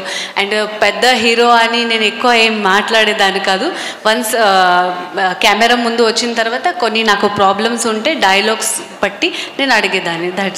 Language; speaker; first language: Telugu; non-native, fluent; Marathi